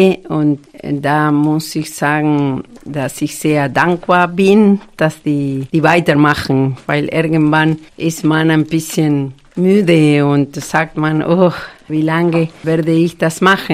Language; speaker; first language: German; non-native, fluent; Spanish